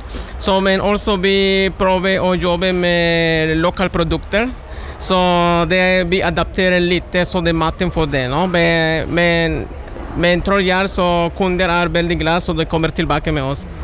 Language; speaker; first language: Norwegian; non-native, learner; Spanish